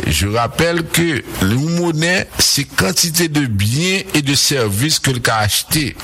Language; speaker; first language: French; non-native, local second language; Haitian Creole